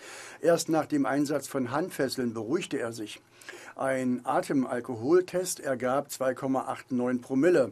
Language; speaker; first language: German; native; German